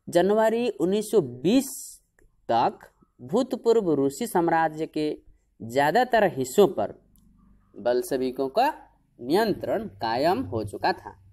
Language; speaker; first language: Hindi; non-native, local second language; Odia